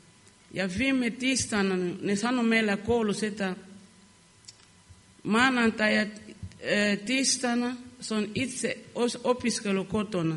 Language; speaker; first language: Finnish; non-native, learner; Lingala